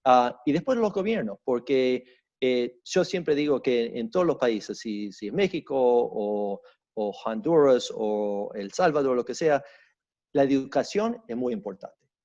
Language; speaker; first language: Spanish; early bilingual, heritage; Spanish